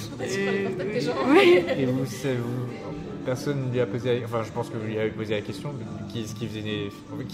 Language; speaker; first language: French; native; French